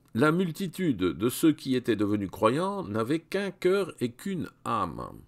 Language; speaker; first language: French; native; French